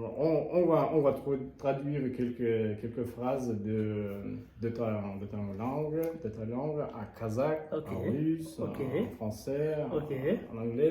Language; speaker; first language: French; non-native, learner; Kazakh